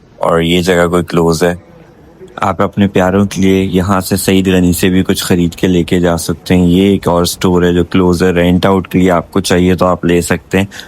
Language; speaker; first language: Urdu; native; Urdu